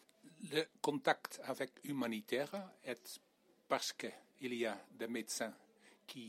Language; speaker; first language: French; non-native, fluent; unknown